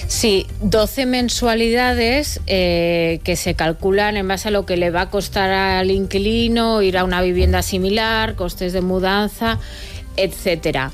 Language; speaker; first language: Spanish; native; Spanish